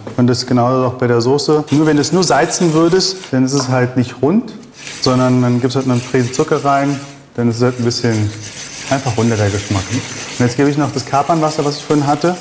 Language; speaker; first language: German; early bilingual, other home language; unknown